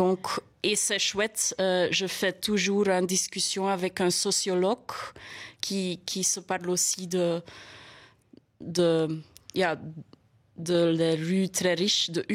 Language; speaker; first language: French; non-native, local second language; Dutch